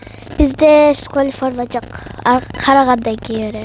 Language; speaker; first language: Kyrgyz; early bilingual, heritage; Kyrgyz